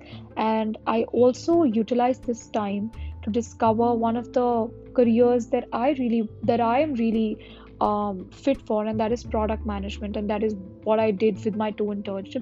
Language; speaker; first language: English; non-native, local second language; Hindi